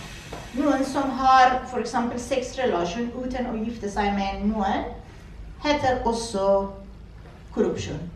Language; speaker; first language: Norwegian; non-native, fluent; Persian